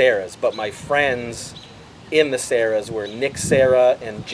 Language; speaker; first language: English; native; English